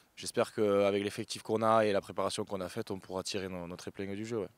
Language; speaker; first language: French; native; French